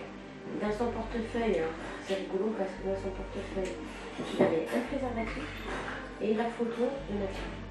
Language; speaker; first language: French; native; French